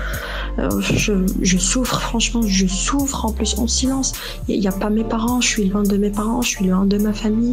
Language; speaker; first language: French; non-native, local second language; Arabic